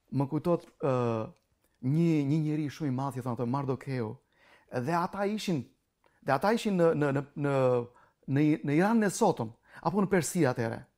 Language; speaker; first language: Albanian; non-native, local second language; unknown